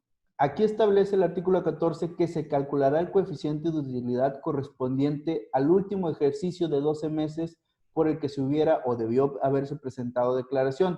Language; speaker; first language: Spanish; native; Spanish